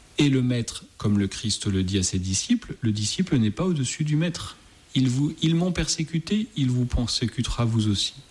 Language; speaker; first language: French; native; French